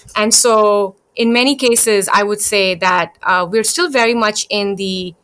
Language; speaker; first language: English; early bilingual, other home language; Thai